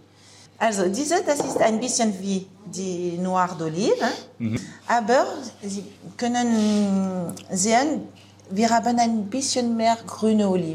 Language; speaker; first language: German; non-native, learner; French